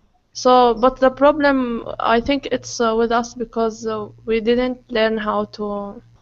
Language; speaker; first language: English; non-native, learner; Arabic